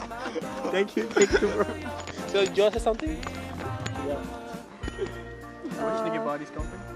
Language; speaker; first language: English; non-native, learner; French